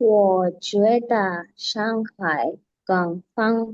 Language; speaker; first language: Chinese; non-native, learner; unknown